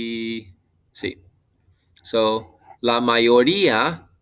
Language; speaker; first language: Spanish; non-native, fluent; English